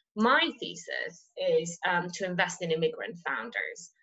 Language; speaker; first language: English; non-native, fluent; Persian